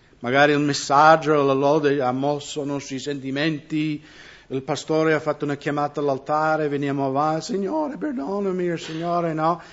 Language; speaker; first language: Italian; non-native, fluent; English